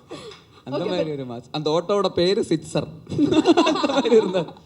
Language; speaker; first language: Tamil; non-native, learner; Malayalam